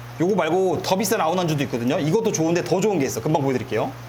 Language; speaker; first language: Korean; native; Korean